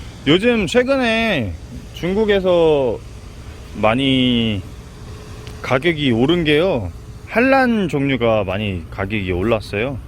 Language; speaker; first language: Korean; native; Korean